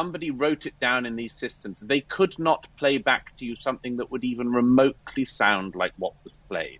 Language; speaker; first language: English; native; English